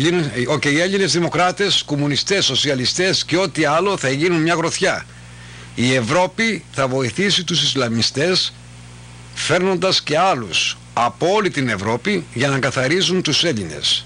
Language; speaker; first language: Greek; native; Greek